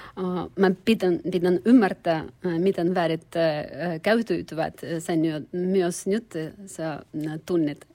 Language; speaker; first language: Finnish; non-native, learner; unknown